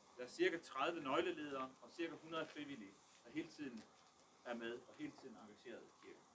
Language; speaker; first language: Danish; early bilingual, other home language; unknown